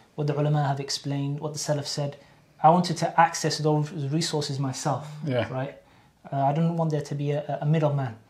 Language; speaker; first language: English; native; English